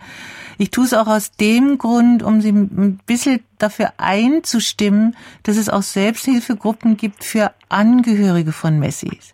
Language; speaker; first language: German; native; German